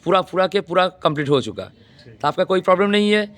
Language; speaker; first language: Hindi; non-native, local second language; Bangla